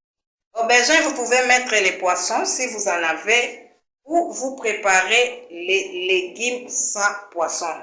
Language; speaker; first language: French; non-native, local second language; Lingala